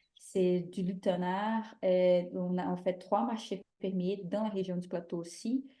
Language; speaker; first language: French; non-native, fluent; Portuguese